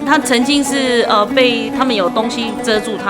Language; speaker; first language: Chinese; native; Chinese